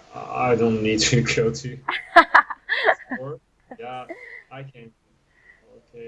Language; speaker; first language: English; non-native, learner; Chinese